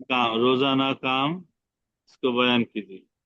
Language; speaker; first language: Hindi; non-native, fluent; Bangla